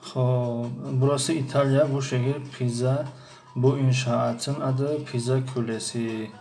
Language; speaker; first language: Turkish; non-native, fluent; Tajik